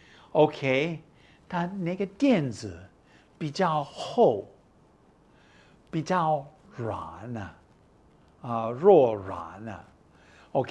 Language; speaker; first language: Chinese; non-native, fluent; English